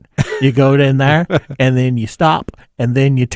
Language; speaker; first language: English; native; English